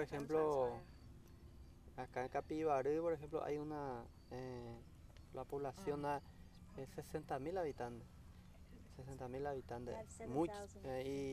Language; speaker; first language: Spanish; non-native, local second language; Guarani